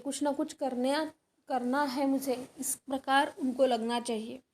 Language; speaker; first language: Hindi; non-native, local second language; Marathi